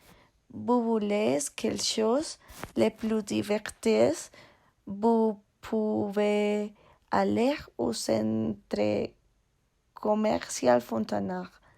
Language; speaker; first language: French; non-native, learner; Spanish